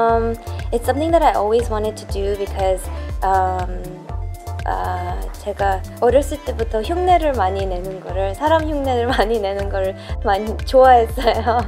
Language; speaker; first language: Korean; early bilingual, heritage; English